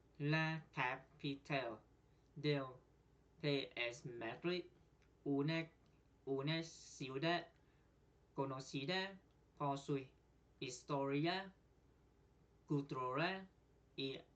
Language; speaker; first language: Spanish; non-native, learner; Vietnamese